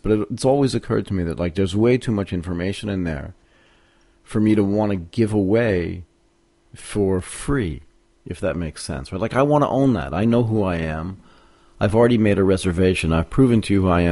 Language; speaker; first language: English; native; English